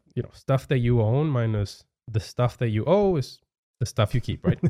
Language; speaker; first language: English; non-native, fluent; Spanish